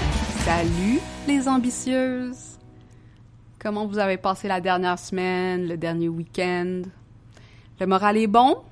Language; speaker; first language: French; native; French